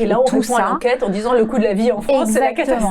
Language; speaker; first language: French; native; French